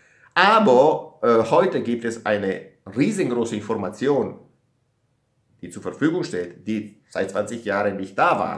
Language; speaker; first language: German; non-native, learner; Italian